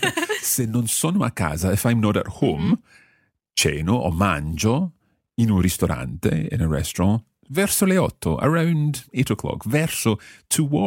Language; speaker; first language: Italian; non-native, fluent; English